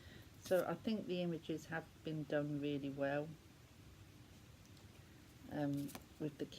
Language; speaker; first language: English; native; English